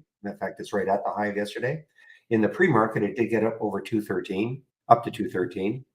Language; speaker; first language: English; native; English